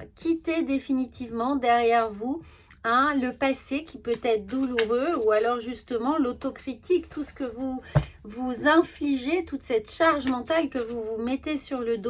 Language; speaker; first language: French; native; French